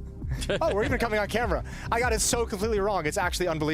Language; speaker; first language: English; native; English